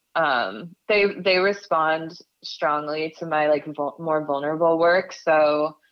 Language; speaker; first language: English; native; English